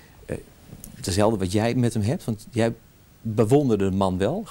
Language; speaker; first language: Dutch; native; Dutch